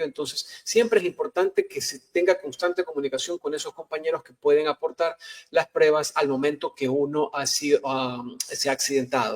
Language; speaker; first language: Spanish; native; Spanish